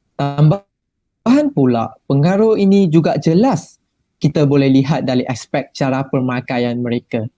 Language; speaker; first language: Malay; non-native, local second language; Chinese